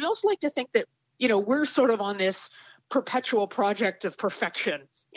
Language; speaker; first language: English; native; English